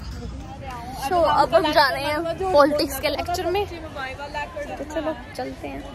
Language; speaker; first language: Hindi; native; Hindi